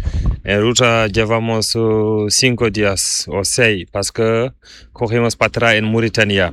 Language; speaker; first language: Spanish; non-native, learner; Fula